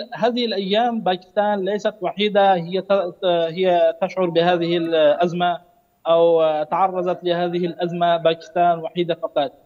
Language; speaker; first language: Arabic; non-native, fluent; Urdu